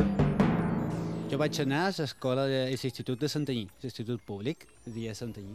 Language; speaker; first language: Catalan; native; Catalan